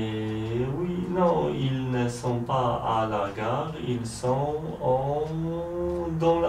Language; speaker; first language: French; non-native, learner; Polish